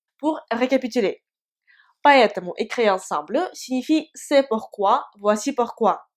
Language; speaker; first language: French; non-native, fluent; Russian